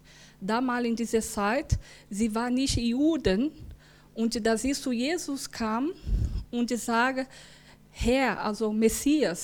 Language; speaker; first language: German; non-native, learner; Portuguese